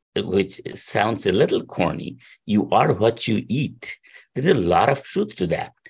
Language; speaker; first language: English; non-native, local second language; Bangla